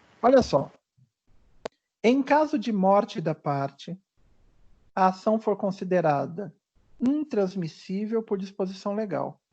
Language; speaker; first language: Portuguese; native; Portuguese